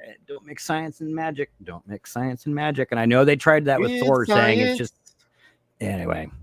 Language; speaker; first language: English; native; English